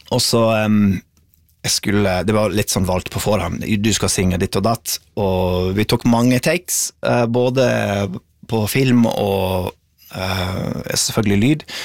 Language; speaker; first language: Norwegian; non-native, fluent; English